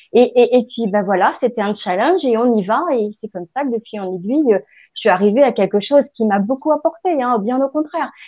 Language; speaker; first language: French; native; French